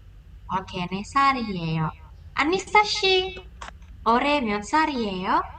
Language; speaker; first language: Korean; non-native, fluent; Indonesian